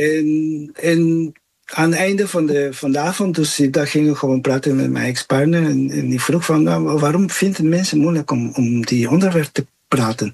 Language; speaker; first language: Dutch; non-native, fluent; Spanish